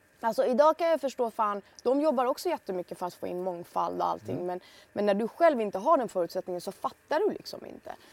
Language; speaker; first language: Swedish; early bilingual, other home language; Persian